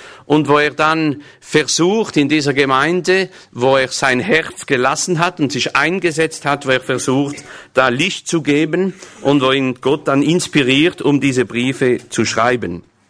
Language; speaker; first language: German; non-native, fluent; French